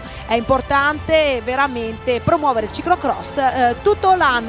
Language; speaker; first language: Italian; native; Italian